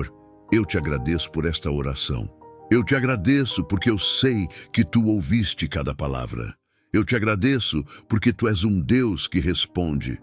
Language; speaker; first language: Portuguese; native; Portuguese